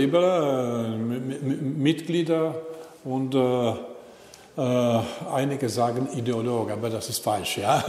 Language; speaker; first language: German; non-native, learner; Italian